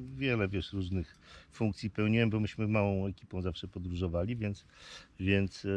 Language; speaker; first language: Polish; native; Polish